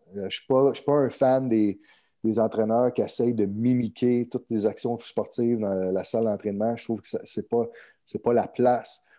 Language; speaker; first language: French; native; French